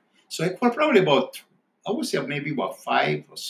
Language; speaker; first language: English; non-native, fluent; Italian